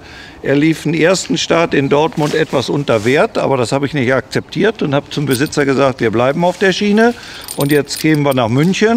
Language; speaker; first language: German; native; German